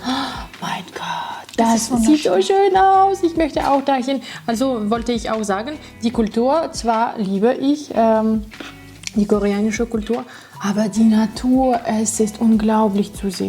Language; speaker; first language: German; non-native, fluent; Russian